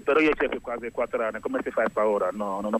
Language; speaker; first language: Italian; non-native, learner; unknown